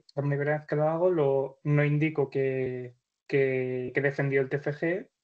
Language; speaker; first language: Spanish; native; Spanish